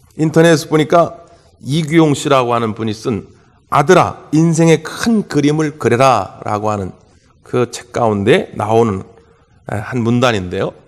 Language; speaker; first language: Korean; native; Korean